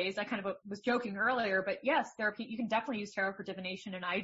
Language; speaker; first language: English; native; English